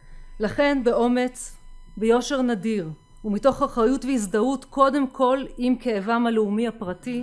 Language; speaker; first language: Hebrew; native; Hebrew